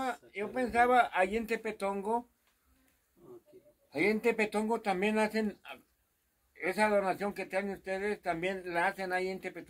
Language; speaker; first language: Spanish; native; Spanish